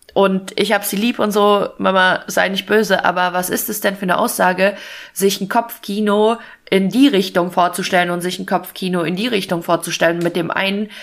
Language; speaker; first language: German; native; German